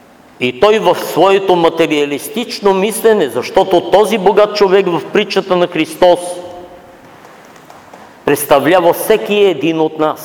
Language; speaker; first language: Bulgarian; native; Bulgarian